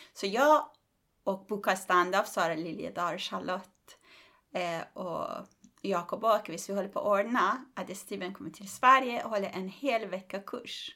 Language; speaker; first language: Swedish; non-native, fluent; Persian